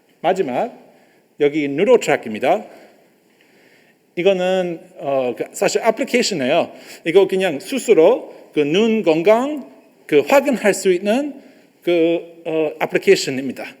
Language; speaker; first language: Korean; non-native, learner; English